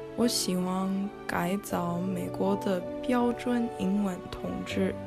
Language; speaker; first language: Chinese; non-native, learner; English